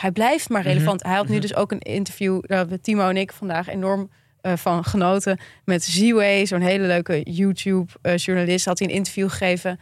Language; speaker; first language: Dutch; native; Dutch